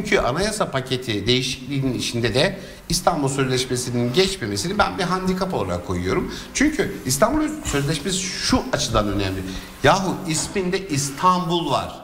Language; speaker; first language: Turkish; native; Turkish